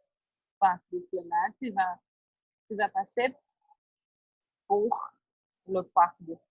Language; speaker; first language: French; non-native, learner; Portuguese